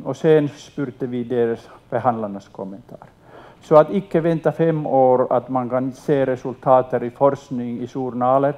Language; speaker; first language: Swedish; non-native, local second language; Finnish